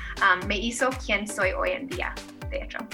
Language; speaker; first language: Spanish; non-native, fluent; English